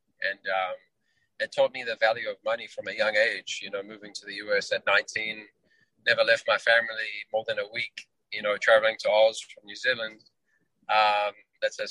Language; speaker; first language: English; native; English